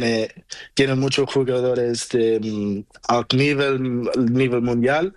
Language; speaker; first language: Spanish; non-native, learner; Portuguese